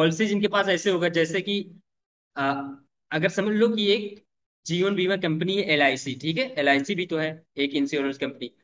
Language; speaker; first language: Hindi; native; Hindi